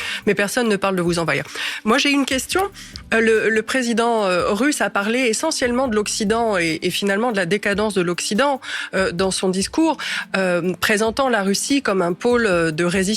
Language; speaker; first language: French; native; French